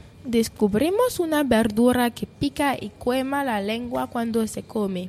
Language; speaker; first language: Spanish; non-native, learner; French